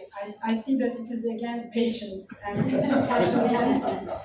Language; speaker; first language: English; non-native, fluent; Turkish